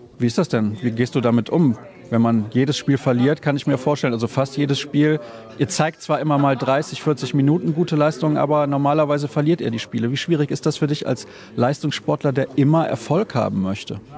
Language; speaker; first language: German; native; German